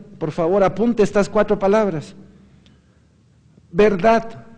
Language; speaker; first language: Spanish; native; Spanish